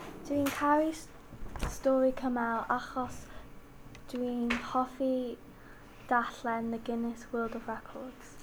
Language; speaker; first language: Welsh; non-native, local second language; English